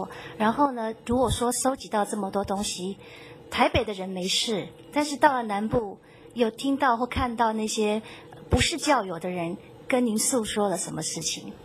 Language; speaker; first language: Chinese; native; Chinese